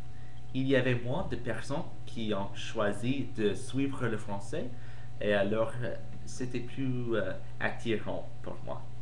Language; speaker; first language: French; non-native, fluent; English